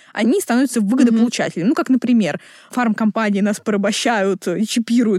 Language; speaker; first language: Russian; native; Russian